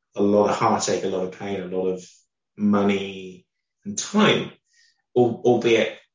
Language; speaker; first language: English; native; English